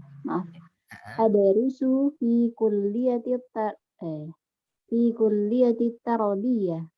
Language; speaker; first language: Arabic; non-native, learner; Indonesian